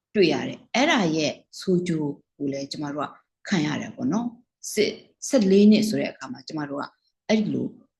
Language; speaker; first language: Burmese; non-native, local second language; Kachin